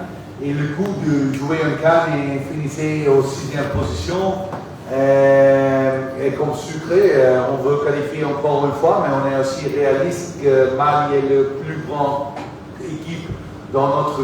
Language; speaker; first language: French; non-native, fluent; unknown